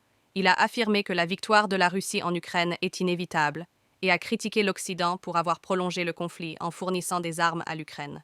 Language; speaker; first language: French; native; French